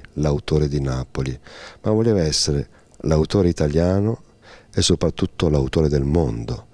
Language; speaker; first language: Italian; native; Italian